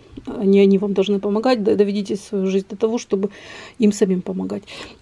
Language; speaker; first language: Russian; native; Russian